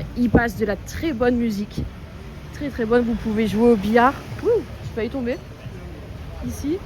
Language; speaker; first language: French; native; French